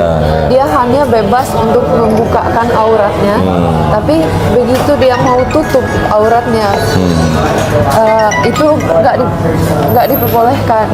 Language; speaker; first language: Indonesian; non-native, fluent; Finnish